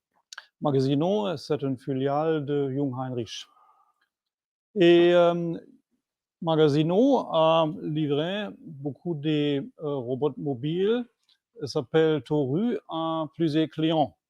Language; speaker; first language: French; non-native, fluent; German